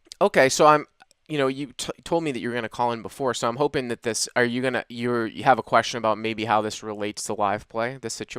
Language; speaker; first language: English; native; English